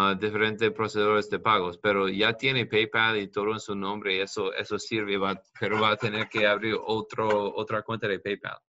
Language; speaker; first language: Spanish; non-native, fluent; English